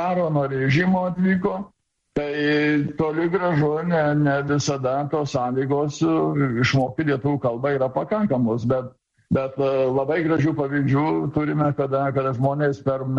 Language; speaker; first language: Lithuanian; native; Lithuanian